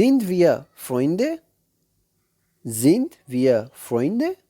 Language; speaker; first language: German; non-native, learner; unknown